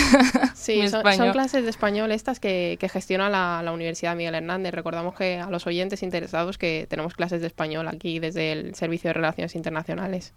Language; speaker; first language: Spanish; native; Spanish